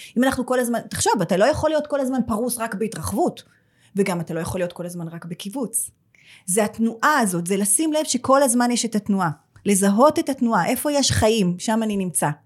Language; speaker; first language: Hebrew; native; Hebrew